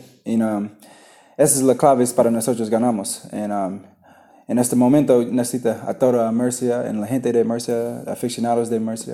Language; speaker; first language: Spanish; non-native, learner; English